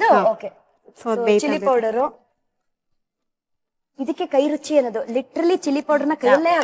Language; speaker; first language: Kannada; native; Kannada